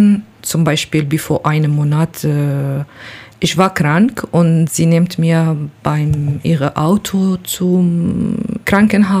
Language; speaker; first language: German; non-native, learner; Kurdish